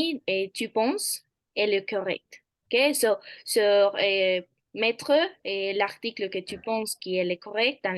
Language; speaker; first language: French; non-native, fluent; Spanish